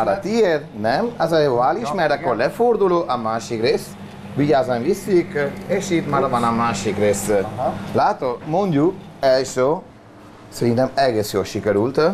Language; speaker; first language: Hungarian; non-native, learner; Italian